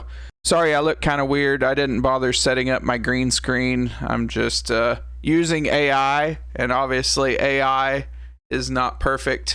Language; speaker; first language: English; native; English